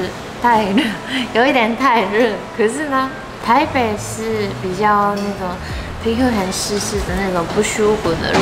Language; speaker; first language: Chinese; non-native, fluent; Japanese